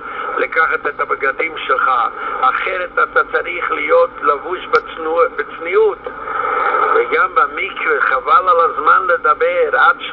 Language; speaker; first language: Hebrew; non-native, fluent; Yiddish